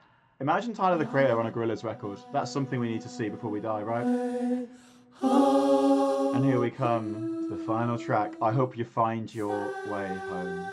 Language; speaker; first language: English; native; English